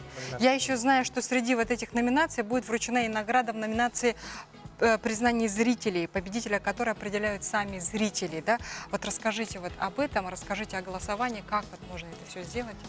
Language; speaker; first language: Russian; native; Russian